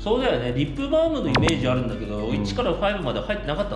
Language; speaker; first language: Japanese; native; Japanese